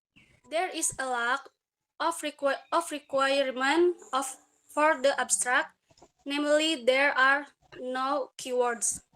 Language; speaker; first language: English; non-native, learner; Indonesian